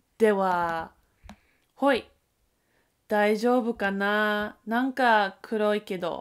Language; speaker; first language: Japanese; non-native, learner; English